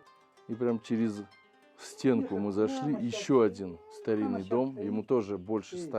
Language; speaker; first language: Russian; native; Russian